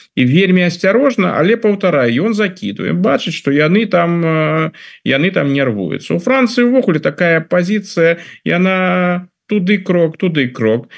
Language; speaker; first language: Belarusian; non-native, local second language; Russian